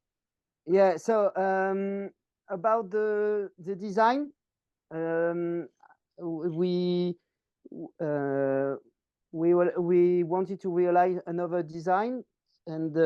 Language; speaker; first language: English; non-native, learner; French